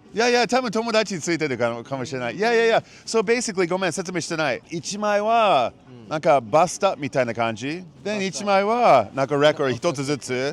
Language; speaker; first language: Japanese; non-native, learner; English